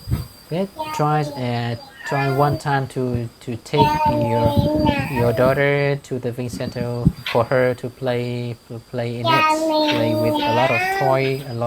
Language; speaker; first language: English; non-native, fluent; Vietnamese